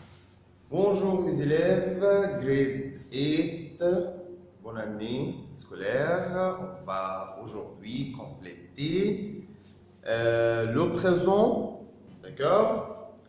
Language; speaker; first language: French; non-native, fluent; Arabic